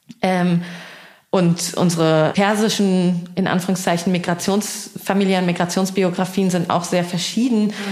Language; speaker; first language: German; early bilingual, other home language; Persian